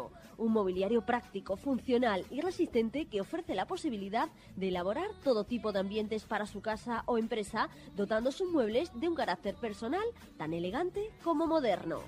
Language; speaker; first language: Spanish; native; Spanish